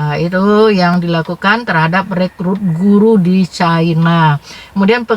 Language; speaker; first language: Indonesian; native; Indonesian